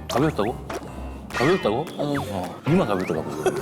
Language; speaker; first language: Korean; native; Korean